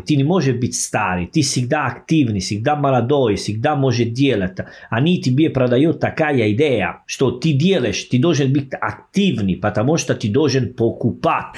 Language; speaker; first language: Russian; non-native, learner; Italian